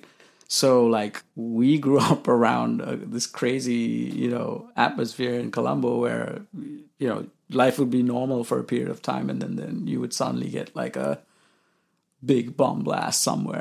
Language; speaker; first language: English; non-native, local second language; Sinhala